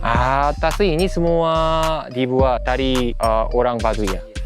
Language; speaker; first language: Indonesian; non-native, fluent; Korean